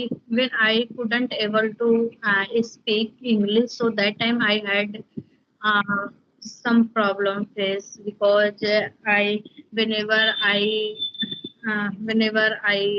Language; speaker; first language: English; non-native, learner; Hindi